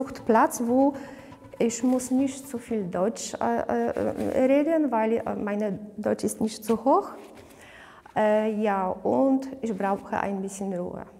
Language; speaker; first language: German; non-native, learner; Polish